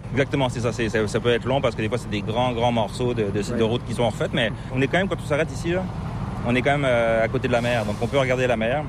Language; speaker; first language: French; native; French